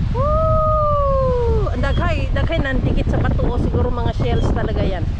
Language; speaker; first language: Filipino; native; Filipino